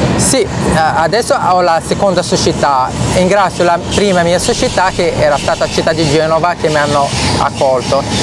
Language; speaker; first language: Italian; non-native, fluent; Arabic